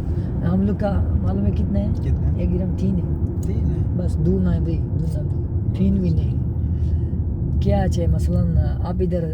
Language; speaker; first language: Hindi; non-native, learner; Tajik